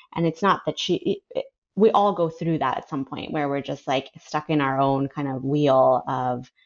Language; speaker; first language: English; early bilingual, other home language; Spanish